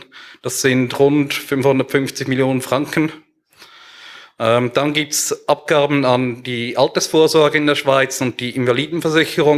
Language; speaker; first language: German; native; German